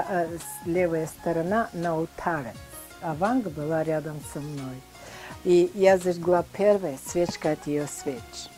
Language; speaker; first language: Russian; non-native, learner; Bulgarian